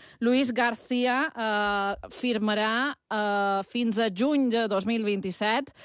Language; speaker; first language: Catalan; native; Catalan